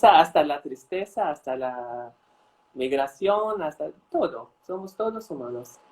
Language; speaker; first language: Spanish; non-native, fluent; Arabic